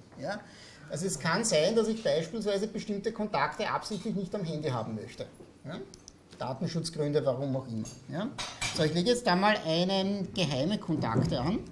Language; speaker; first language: German; native; German